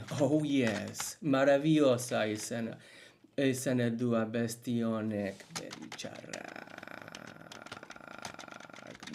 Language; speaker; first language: Basque; non-native, learner; English